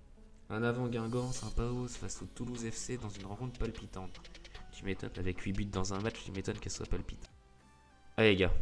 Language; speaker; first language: French; native; French